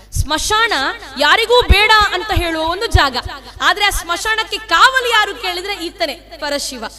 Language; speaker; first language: Kannada; non-native, local second language; Tulu